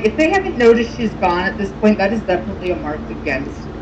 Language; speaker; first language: English; native; English